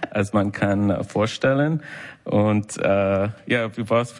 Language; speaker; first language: German; non-native, learner; English